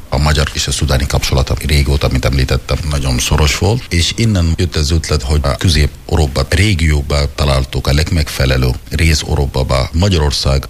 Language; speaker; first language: Hungarian; non-native, fluent; Arabic